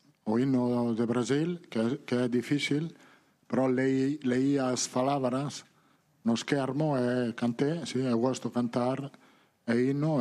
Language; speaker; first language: Portuguese; non-native, fluent; Italian